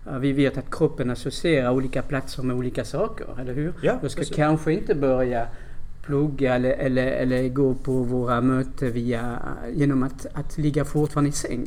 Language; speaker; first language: Swedish; non-native, fluent; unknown